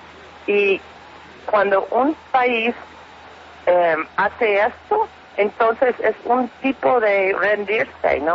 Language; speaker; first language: Spanish; non-native, fluent; English